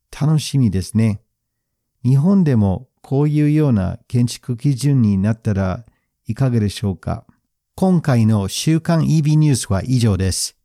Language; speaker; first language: Japanese; non-native, fluent; English